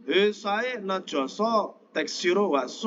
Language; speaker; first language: Korean; non-native, fluent; Indonesian